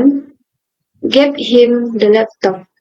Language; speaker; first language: English; non-native, local second language; Indonesian